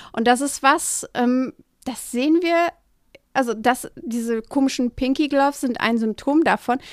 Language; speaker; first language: German; native; German